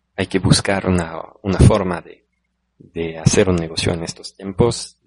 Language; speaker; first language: Spanish; non-native, fluent; French